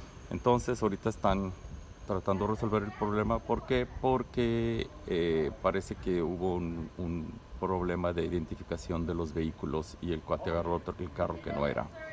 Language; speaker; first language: Spanish; native; Spanish